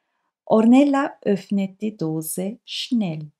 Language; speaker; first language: German; non-native, fluent; Turkish